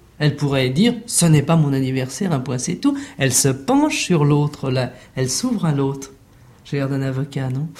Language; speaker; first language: French; native; French